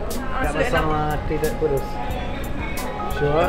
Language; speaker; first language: Indonesian; non-native, learner; English